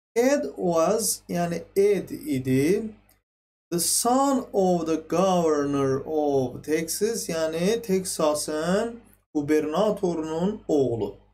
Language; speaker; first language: English; non-native, fluent; Azerbaijani